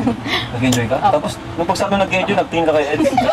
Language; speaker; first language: Filipino; native; Filipino